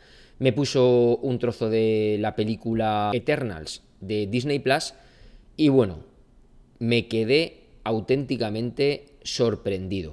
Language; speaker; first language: Spanish; native; Spanish